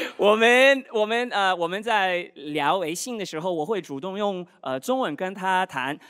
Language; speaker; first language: Chinese; non-native, fluent; Cantonese